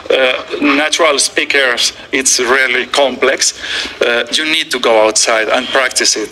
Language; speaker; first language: English; non-native, fluent; Spanish